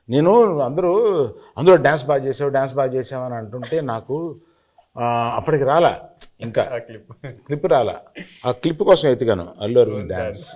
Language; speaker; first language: Telugu; native; Telugu